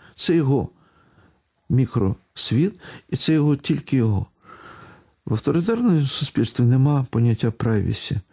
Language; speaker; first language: Ukrainian; non-native, local second language; Russian